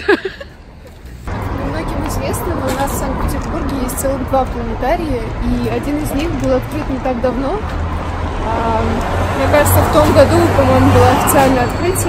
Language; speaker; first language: Russian; native; Russian